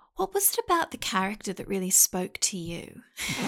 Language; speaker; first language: English; native; English